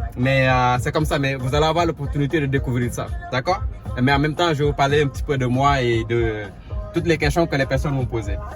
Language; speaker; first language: French; non-native, local second language; Wolof